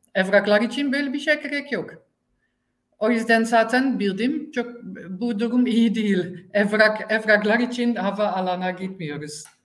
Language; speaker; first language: Turkish; non-native, learner; Dutch